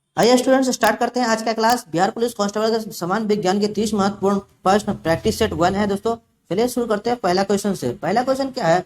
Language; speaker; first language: Hindi; native; Hindi